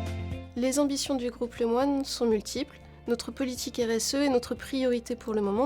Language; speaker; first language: French; native; French